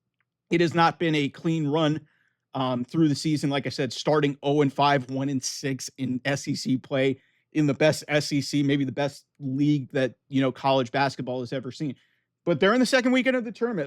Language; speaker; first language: English; native; English